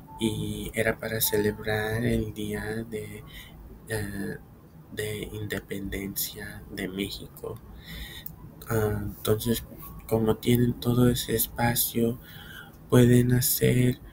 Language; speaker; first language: Spanish; early bilingual, heritage; Spanish